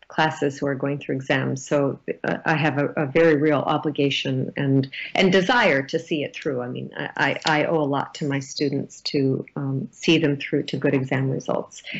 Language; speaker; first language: English; native; English